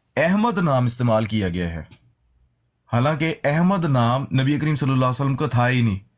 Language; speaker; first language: Urdu; native; Urdu